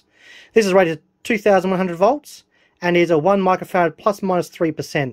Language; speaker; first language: English; native; English